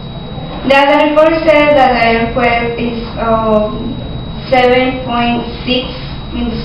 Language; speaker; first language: English; non-native, learner; Spanish